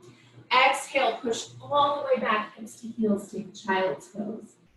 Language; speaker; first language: English; native; English